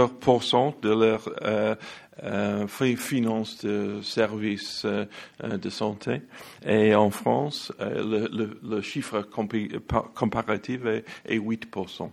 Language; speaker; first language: French; non-native, learner; English